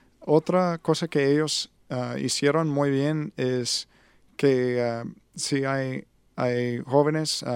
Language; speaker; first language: Spanish; non-native, learner; English